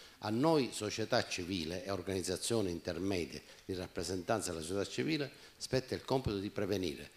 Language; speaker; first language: Italian; native; Italian